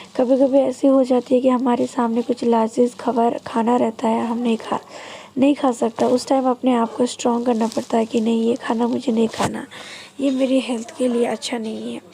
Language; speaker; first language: Hindi; non-native, local second language; Bangla